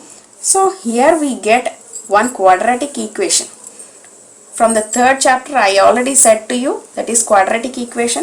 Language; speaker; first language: English; non-native, local second language; Telugu